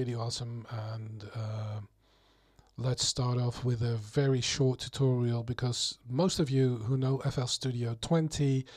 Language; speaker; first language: English; non-native, fluent; Dutch